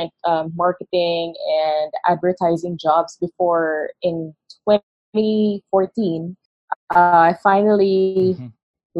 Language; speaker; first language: English; non-native, local second language; Hiligaynon